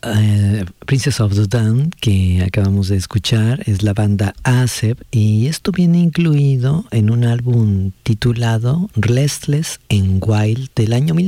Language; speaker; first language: Spanish; native; Spanish